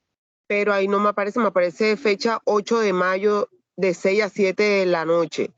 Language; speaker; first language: Spanish; native; Spanish